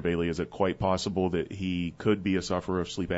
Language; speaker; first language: English; native; English